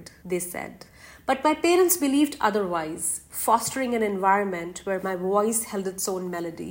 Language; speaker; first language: English; non-native, local second language; Hindi